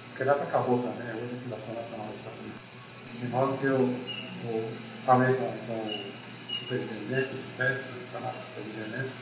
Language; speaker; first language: Portuguese; native; Portuguese